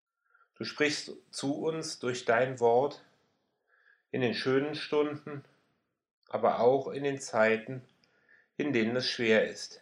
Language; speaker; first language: German; native; German